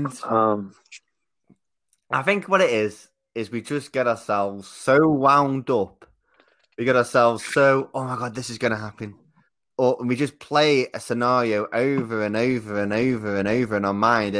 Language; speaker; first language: English; native; English